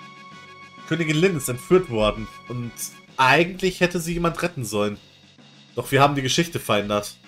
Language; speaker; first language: German; native; German